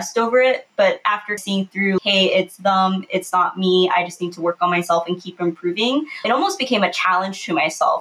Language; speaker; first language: English; native; English